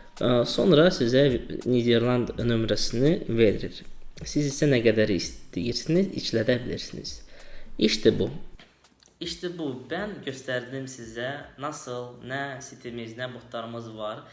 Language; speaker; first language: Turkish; non-native, learner; Azerbaijani